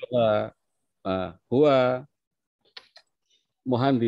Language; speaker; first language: Arabic; non-native, learner; Indonesian